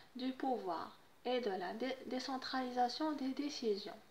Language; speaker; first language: French; non-native, local second language; Arabic